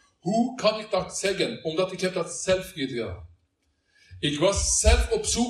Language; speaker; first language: Dutch; non-native, learner; Norwegian